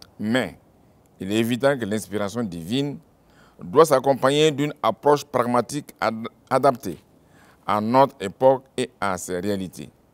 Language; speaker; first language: French; non-native, local second language; Mossi